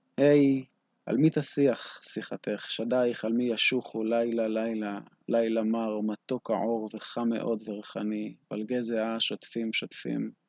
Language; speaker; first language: Hebrew; native; Hebrew